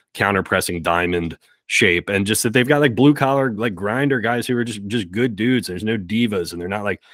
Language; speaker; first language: English; native; English